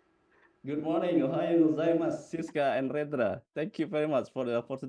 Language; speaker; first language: English; non-native, fluent; Indonesian